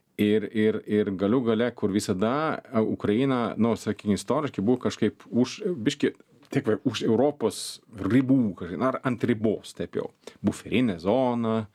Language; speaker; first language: Lithuanian; non-native, fluent; Swedish